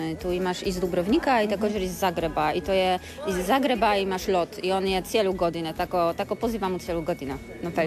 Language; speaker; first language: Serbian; non-native, learner; Polish